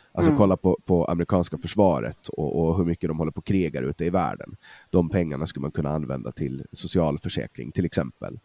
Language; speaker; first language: Swedish; non-native, fluent; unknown